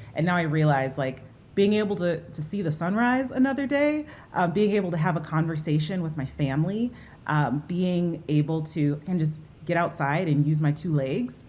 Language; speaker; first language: English; early bilingual, other home language; Yoruba